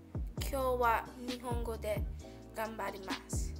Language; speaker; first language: Japanese; non-native, learner; English